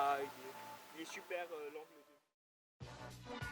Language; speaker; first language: French; native; French